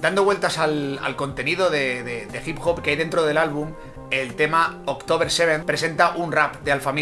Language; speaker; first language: Spanish; native; Spanish